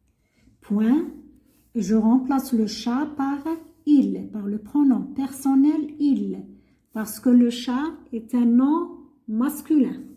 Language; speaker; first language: French; non-native, local second language; Arabic